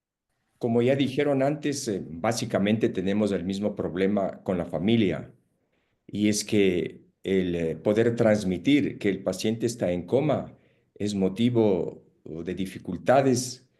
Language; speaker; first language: Spanish; native; Spanish